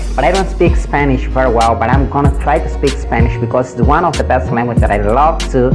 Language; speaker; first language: English; non-native, fluent; Portuguese